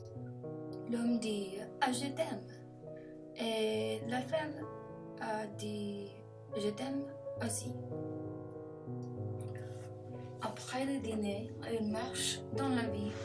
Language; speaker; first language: French; non-native, learner; English